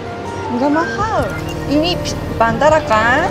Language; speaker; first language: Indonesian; non-native, learner; Japanese